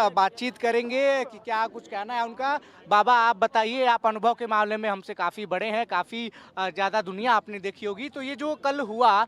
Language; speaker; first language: Hindi; native; Hindi